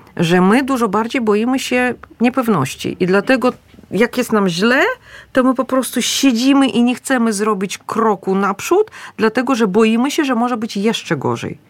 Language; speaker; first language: Polish; early bilingual, other home language; Russian